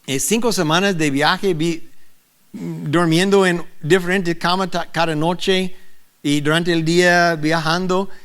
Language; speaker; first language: Spanish; non-native, learner; English